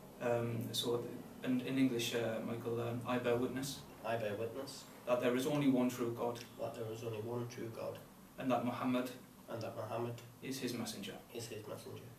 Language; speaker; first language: English; native; English